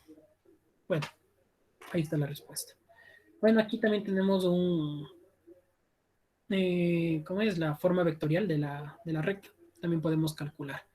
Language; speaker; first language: Spanish; native; Spanish